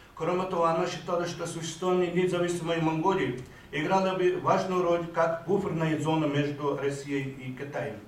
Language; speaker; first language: Russian; non-native, fluent; Mongolian